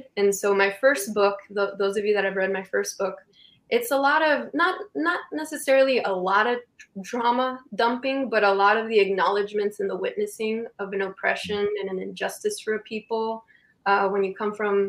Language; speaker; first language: English; native; English